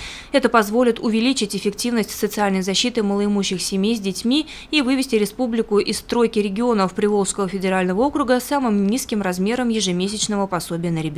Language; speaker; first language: Russian; native; Russian